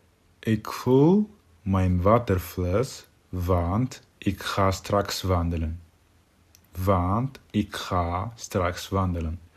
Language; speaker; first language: Dutch; non-native, fluent; Tigrinya